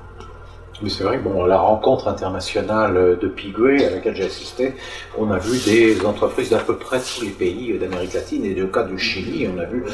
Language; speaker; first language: French; native; French